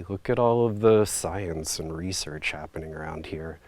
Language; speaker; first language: English; native; English